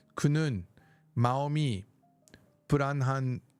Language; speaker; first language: Korean; non-native, learner; English